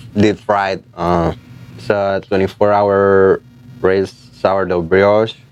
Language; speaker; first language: English; non-native, fluent; Spanish